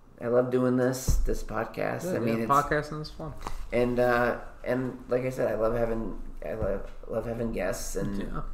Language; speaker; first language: English; native; English